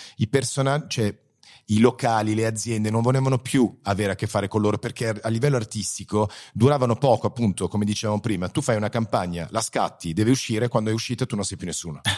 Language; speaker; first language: Italian; early bilingual, heritage; Italian